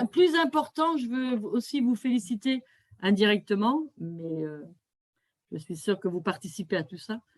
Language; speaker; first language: French; native; French